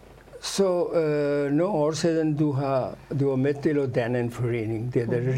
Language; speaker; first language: Danish; non-native, fluent; Urdu